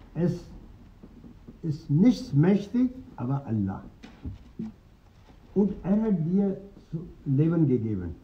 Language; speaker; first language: German; non-native, fluent; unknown